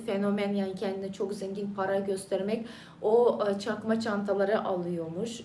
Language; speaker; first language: Turkish; non-native, fluent; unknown